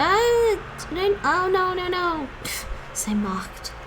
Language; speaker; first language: Dutch; non-native, learner; English